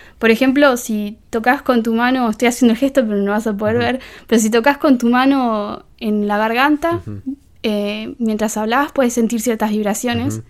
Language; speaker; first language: Spanish; native; Spanish